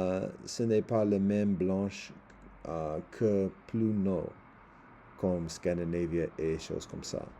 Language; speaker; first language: French; non-native, learner; English